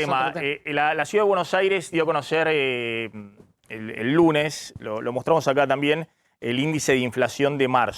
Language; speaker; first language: Spanish; native; Spanish